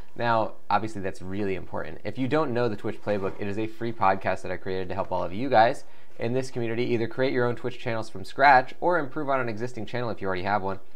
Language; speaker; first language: English; native; English